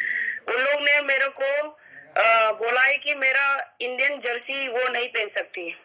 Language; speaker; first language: Hindi; non-native, local second language; Manipuri